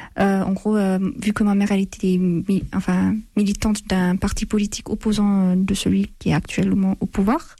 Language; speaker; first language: French; non-native, fluent; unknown